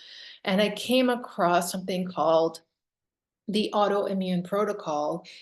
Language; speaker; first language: English; native; English